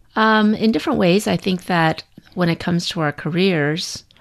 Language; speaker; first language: English; native; English